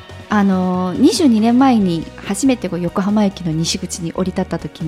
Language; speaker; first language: Japanese; non-native, fluent; Chinese